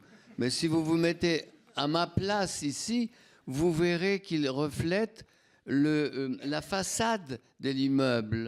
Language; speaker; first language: French; non-native, fluent; Polish